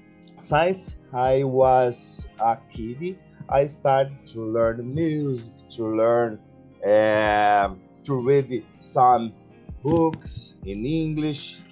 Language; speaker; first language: English; non-native, learner; Portuguese